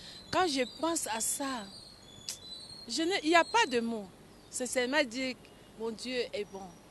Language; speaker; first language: French; non-native, local second language; Lingala